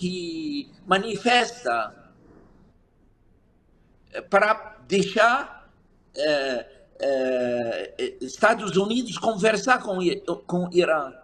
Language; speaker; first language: Portuguese; non-native, fluent; Arabic